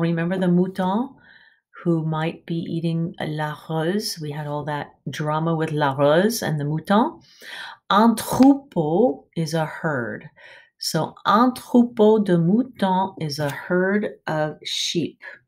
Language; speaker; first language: English; native; English